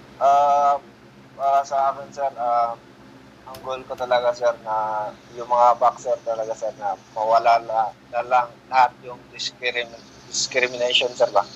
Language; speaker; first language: Filipino; non-native, local second language; Hiligaynon